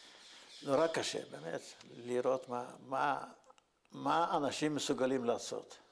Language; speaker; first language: Hebrew; non-native, fluent; Yiddish